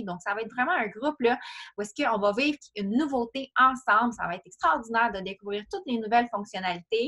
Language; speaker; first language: French; native; French